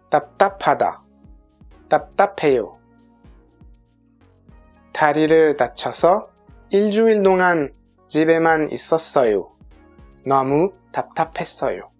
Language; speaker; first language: Korean; non-native, fluent; French